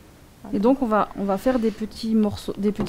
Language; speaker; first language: French; native; French